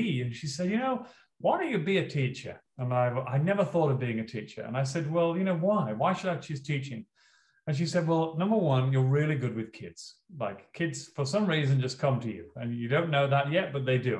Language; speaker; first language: English; native; English